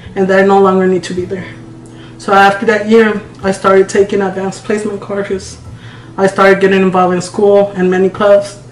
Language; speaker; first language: English; non-native, fluent; Spanish